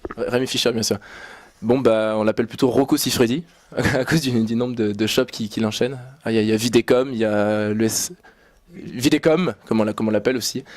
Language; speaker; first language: French; native; French